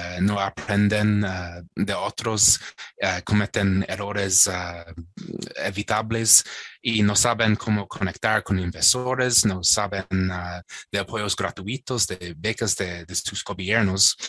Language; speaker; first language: Spanish; non-native, fluent; English